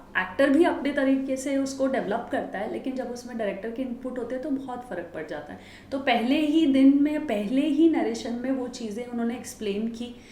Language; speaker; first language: Hindi; native; Hindi